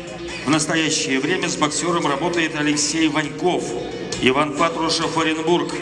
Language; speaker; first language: Russian; native; Russian